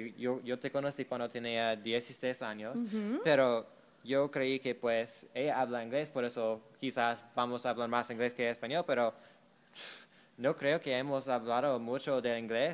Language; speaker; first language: Spanish; non-native, learner; English